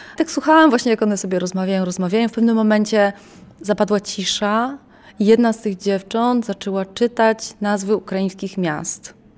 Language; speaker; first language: Polish; native; Polish